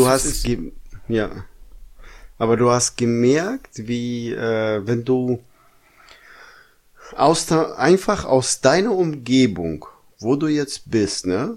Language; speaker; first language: German; non-native, fluent; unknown